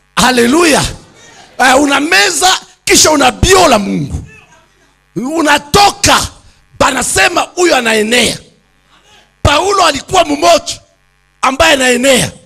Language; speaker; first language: Swahili; native; Swahili